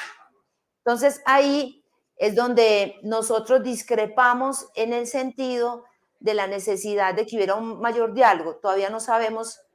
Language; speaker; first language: Spanish; native; Spanish